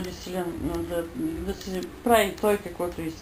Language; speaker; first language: Bulgarian; native; Bulgarian